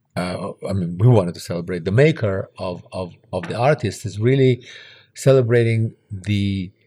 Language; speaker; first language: English; early bilingual, other home language; Russian